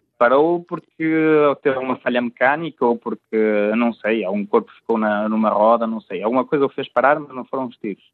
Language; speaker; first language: Portuguese; native; Portuguese